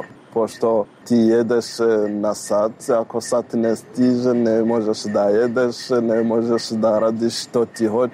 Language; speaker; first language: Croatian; non-native, learner; Rundi